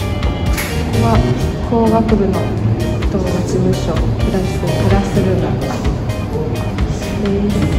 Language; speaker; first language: Japanese; non-native, fluent; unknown